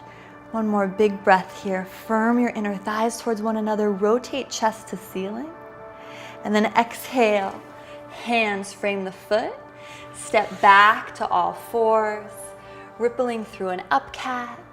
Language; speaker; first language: English; native; English